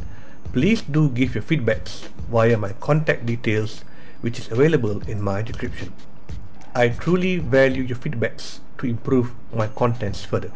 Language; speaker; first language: English; non-native, local second language; Tamil